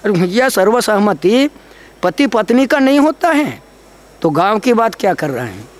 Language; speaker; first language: Hindi; non-native, local second language; Gondi